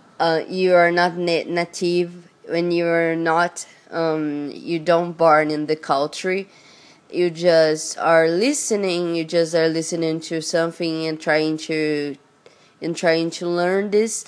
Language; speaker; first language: English; non-native, learner; Portuguese